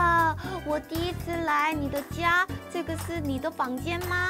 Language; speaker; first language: Chinese; non-native, fluent; Korean